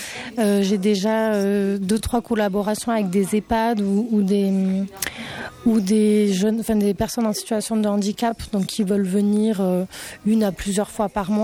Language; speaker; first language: French; native; French